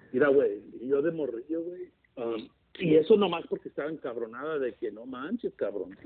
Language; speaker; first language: Spanish; early bilingual, heritage; Spanish